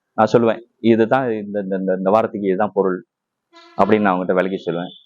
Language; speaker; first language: Tamil; non-native, local second language; Chinese